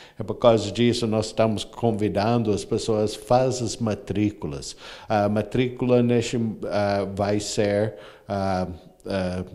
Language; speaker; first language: Portuguese; non-native, fluent; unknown